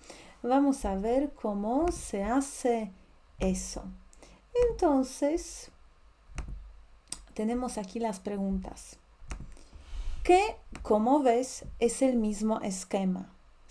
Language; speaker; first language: Spanish; non-native, fluent; Polish